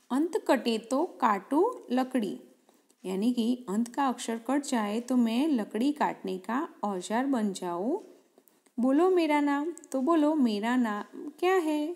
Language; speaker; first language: Hindi; non-native, local second language; Gujarati